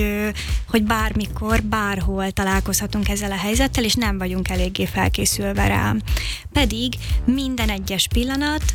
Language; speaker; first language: Hungarian; native; Hungarian